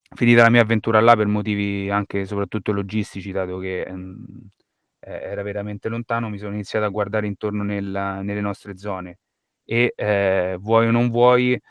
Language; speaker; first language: Italian; native; Italian